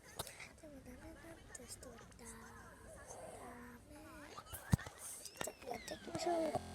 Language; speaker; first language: Japanese; non-native, learner; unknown